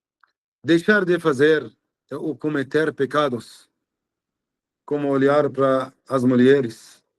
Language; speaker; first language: Portuguese; non-native, fluent; Arabic